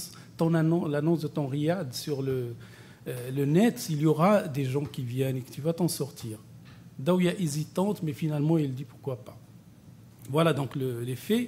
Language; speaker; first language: French; non-native, local second language; Arabic